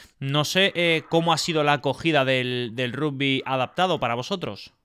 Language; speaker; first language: Spanish; native; Spanish